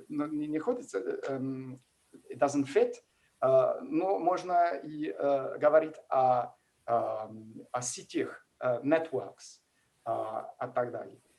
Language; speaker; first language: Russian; non-native, fluent; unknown